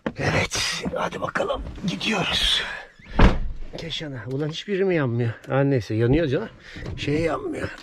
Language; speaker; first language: Turkish; native; Turkish